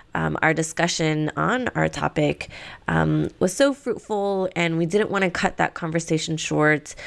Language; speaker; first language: English; early bilingual, other home language; Spanish